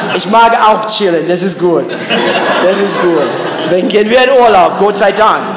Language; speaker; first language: German; non-native, fluent; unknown